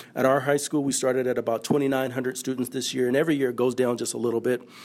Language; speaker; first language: English; native; English